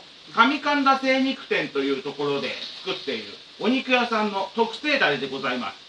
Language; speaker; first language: Japanese; native; Japanese